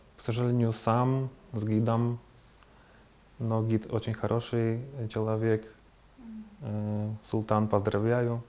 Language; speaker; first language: Russian; non-native, fluent; Polish